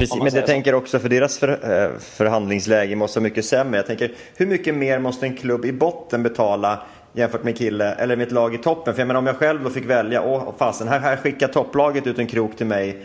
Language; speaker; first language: Swedish; native; Swedish